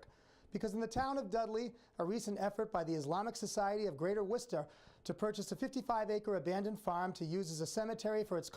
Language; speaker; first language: English; native; English